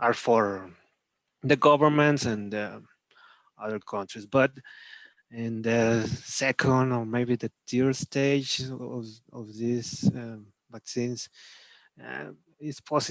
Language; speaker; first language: English; non-native, learner; Spanish